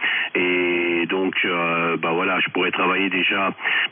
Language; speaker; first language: French; native; French